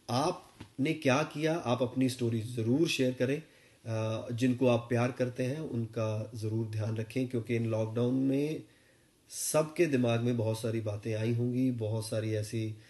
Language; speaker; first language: Hindi; non-native, local second language; Punjabi